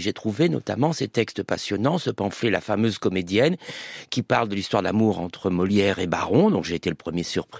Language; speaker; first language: French; native; French